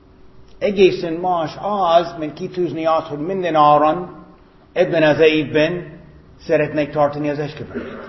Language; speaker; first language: Hungarian; non-native, fluent; English